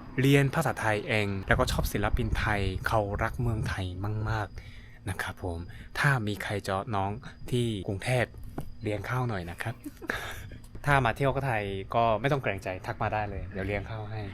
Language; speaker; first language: Thai; non-native, fluent; Korean